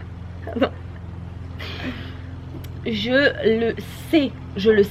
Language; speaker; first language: French; native; French